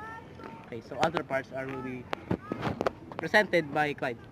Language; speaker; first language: English; non-native, fluent; Filipino